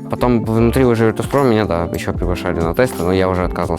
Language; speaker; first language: Russian; native; Russian